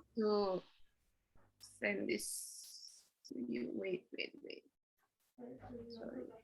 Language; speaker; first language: English; non-native, learner; Indonesian